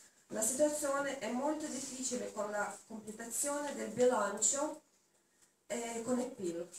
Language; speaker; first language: Italian; non-native, learner; Russian